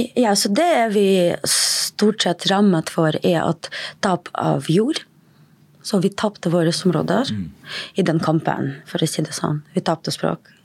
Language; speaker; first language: Norwegian; non-native, fluent; Russian